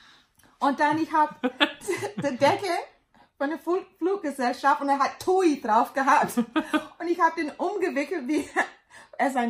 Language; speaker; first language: German; non-native, learner; English